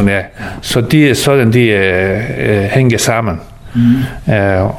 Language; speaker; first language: Danish; early bilingual, other home language; Persian